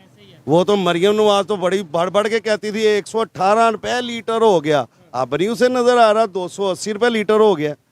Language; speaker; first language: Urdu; non-native, local second language; Punjabi